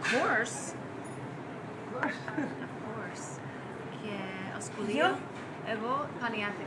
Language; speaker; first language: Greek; non-native, learner; English